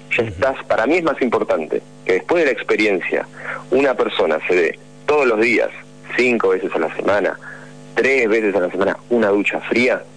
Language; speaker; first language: Spanish; native; Spanish